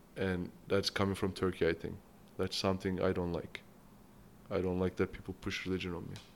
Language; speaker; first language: English; non-native, fluent; Turkish